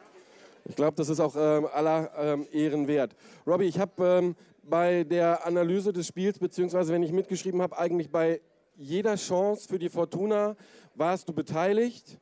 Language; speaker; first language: German; native; German